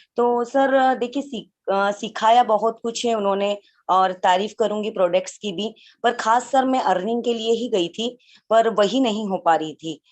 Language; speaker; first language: Hindi; native; Hindi